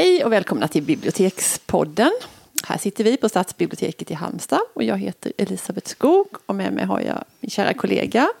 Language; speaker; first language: Swedish; native; Swedish